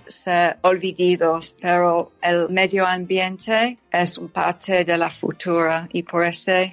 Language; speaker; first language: Spanish; non-native, learner; English